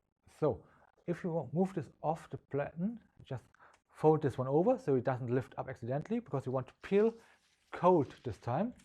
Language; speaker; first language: English; non-native, fluent; German